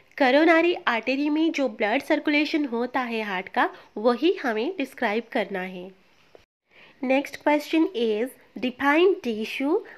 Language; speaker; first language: Hindi; non-native, local second language; Bangla